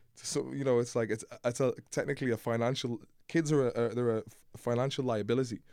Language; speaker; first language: English; native; English